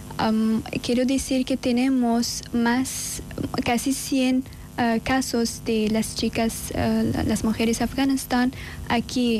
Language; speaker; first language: Spanish; non-native, learner; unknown